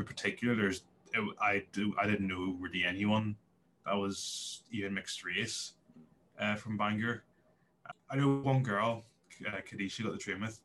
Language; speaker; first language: English; native; English